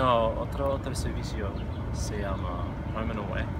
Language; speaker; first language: Spanish; non-native, fluent; English